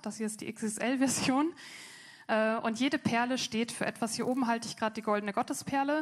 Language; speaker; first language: German; native; German